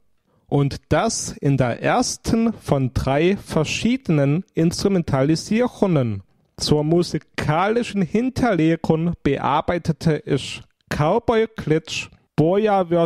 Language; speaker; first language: German; native; German